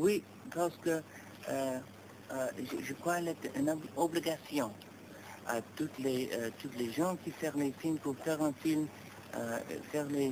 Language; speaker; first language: French; non-native, learner; English